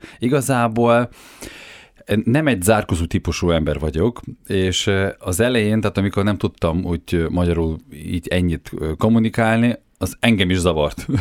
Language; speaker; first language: Hungarian; non-native, fluent; Ukrainian